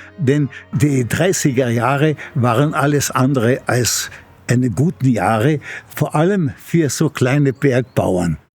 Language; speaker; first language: German; non-native, local second language; Slovenian